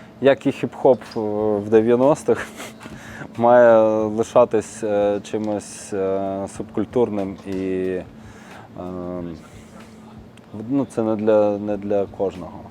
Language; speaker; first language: Ukrainian; native; Ukrainian